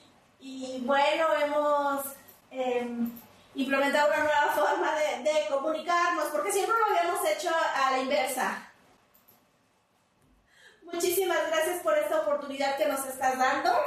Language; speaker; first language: Spanish; native; Spanish